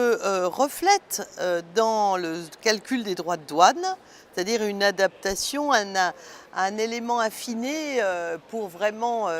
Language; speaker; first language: French; native; French